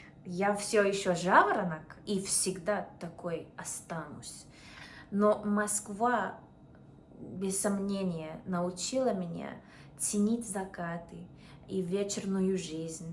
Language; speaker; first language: Russian; non-native, fluent; English